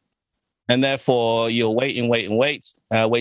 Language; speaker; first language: English; native; English